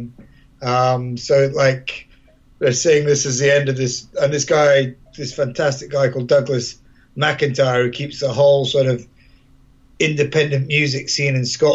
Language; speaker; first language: English; native; English